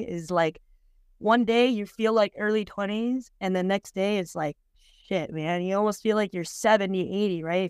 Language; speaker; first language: English; native; English